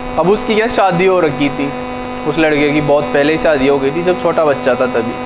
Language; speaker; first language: Hindi; native; Hindi